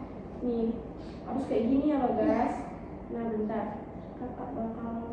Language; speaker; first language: Indonesian; native; Indonesian